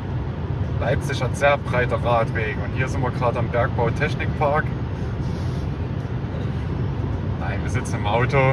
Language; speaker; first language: German; native; German